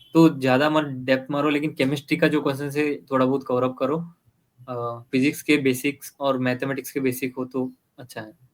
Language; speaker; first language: Hindi; non-native, local second language; Kannada